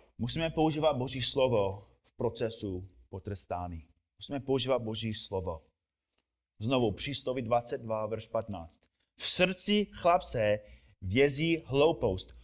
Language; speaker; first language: Czech; non-native, fluent; English